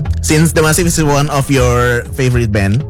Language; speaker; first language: English; non-native, learner; Indonesian